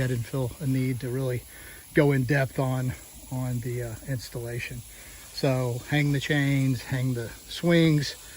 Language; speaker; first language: English; native; English